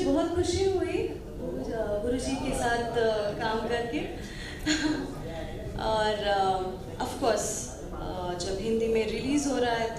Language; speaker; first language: Hindi; non-native, local second language; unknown